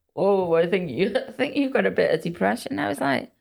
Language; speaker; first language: English; non-native, local second language; Welsh